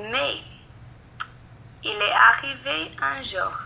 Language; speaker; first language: French; non-native, learner; English